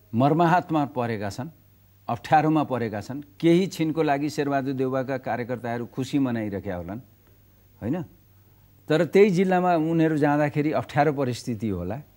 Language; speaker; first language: Nepali; native; Nepali